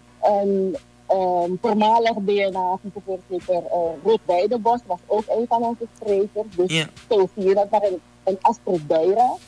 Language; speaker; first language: Dutch; native; Dutch